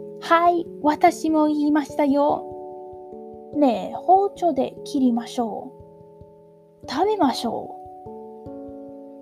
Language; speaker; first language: Japanese; non-native, learner; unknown